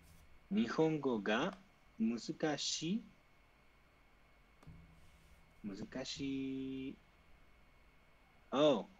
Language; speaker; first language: Japanese; non-native, learner; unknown